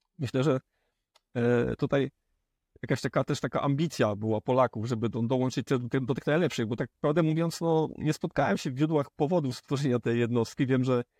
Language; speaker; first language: Polish; native; Polish